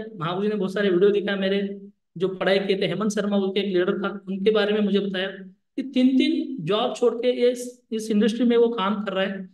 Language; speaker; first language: Hindi; non-native, local second language; Lambadi